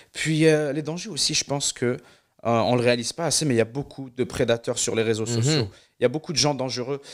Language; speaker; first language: French; non-native, local second language; Arabic